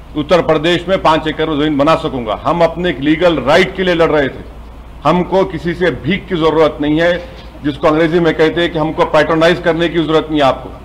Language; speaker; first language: Urdu; native; Urdu